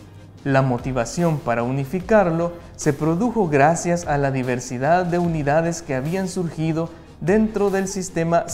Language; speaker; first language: Spanish; native; Spanish